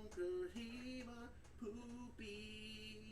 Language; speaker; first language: English; native; English